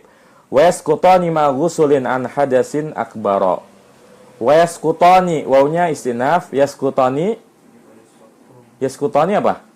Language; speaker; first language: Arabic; non-native, fluent; Indonesian